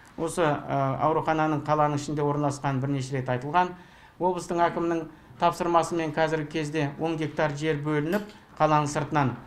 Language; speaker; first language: Kazakh; native; Kazakh